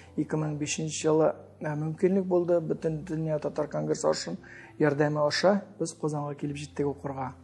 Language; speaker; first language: Tatar; early bilingual, heritage; Tatar